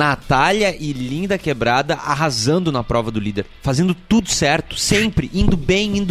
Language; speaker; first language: Portuguese; native; Portuguese